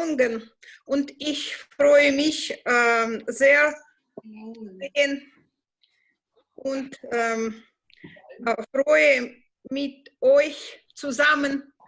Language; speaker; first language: German; non-native, learner; Romanian